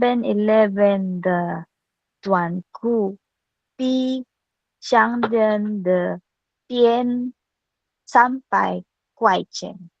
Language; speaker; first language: Chinese; non-native, learner; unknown